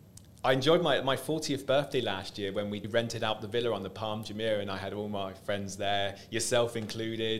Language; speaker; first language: English; native; English